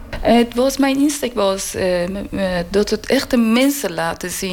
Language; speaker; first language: Dutch; non-native, learner; Persian